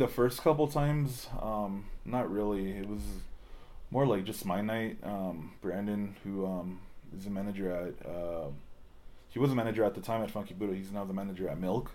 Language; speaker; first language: English; native; English